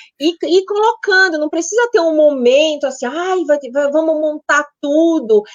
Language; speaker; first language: Portuguese; native; Portuguese